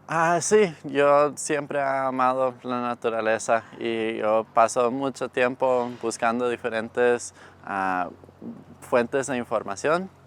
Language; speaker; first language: Spanish; non-native, fluent; English